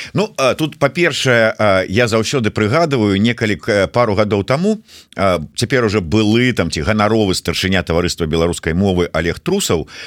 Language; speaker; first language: Belarusian; non-native, local second language; Russian